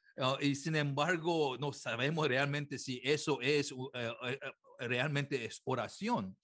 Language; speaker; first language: Spanish; non-native, fluent; Korean